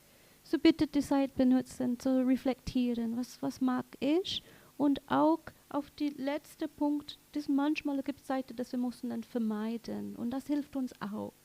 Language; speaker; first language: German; non-native, learner; English